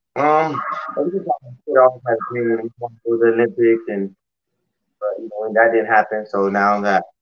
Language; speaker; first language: English; native; English